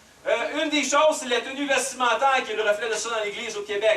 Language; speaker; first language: French; native; French